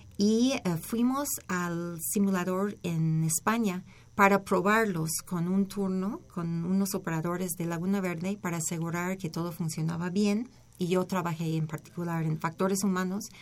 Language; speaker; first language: Spanish; non-native, fluent; English